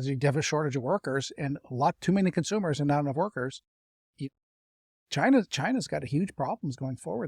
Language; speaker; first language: English; native; English